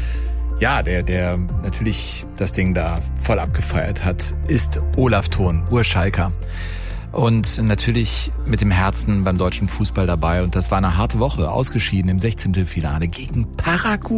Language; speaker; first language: German; native; German